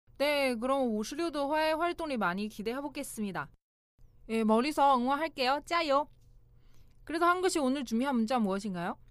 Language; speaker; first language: Korean; non-native, local second language; Chinese